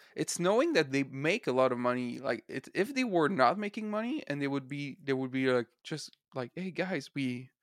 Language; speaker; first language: English; non-native, fluent; French